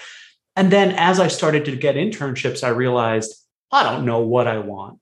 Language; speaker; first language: English; native; English